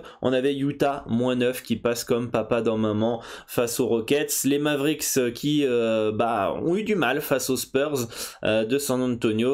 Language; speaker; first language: French; native; French